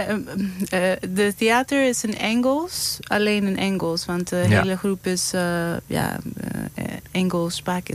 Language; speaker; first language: Dutch; non-native, fluent; Greek